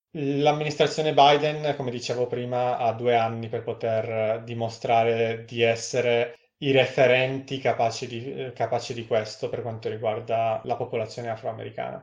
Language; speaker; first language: Italian; native; Italian